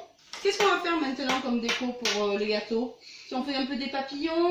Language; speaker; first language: French; native; French